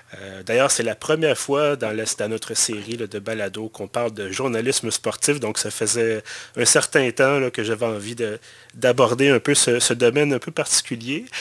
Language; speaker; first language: French; native; French